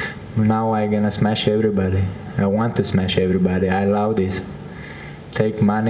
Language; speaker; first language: English; non-native, learner; Chechen